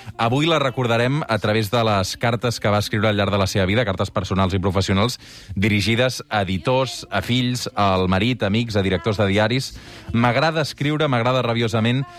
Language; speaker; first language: Catalan; native; Catalan